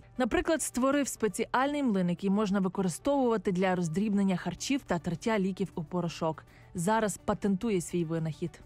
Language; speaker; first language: Ukrainian; native; Ukrainian